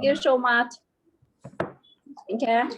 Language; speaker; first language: English; non-native, fluent; Vietnamese